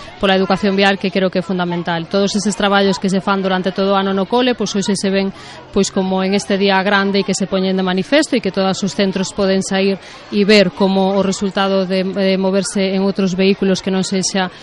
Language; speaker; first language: Galician; native; Galician